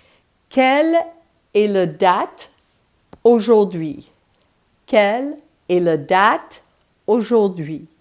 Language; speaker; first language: French; non-native, fluent; English